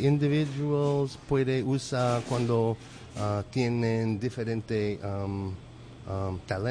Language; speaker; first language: Spanish; non-native, learner; English